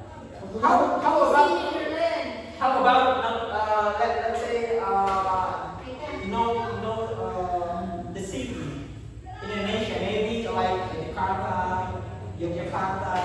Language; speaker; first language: English; non-native, learner; Indonesian